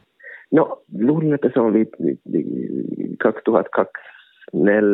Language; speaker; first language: Finnish; non-native, local second language; Swedish